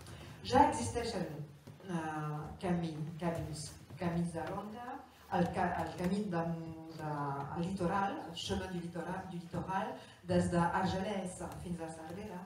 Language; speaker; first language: Catalan; non-native, local second language; French